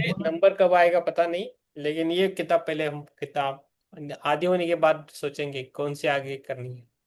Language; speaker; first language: Hindi; native; Hindi